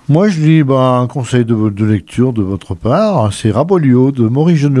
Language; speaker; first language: French; native; French